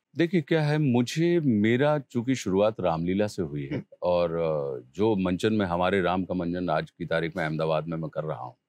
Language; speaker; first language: Hindi; native; Hindi